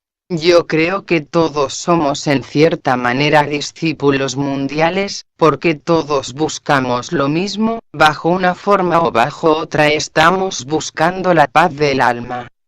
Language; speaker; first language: Spanish; native; Spanish